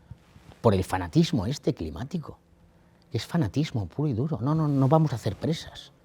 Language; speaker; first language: Spanish; native; Spanish